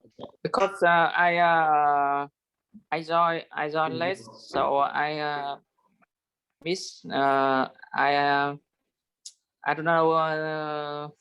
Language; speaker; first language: English; non-native, learner; Vietnamese